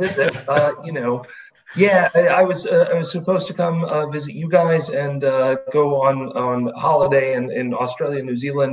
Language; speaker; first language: English; native; English